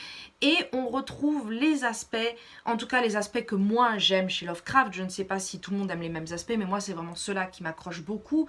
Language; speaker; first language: French; native; French